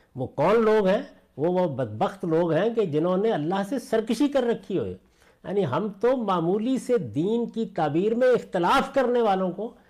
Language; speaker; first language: Urdu; non-native, local second language; Punjabi